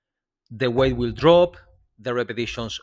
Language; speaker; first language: English; native; English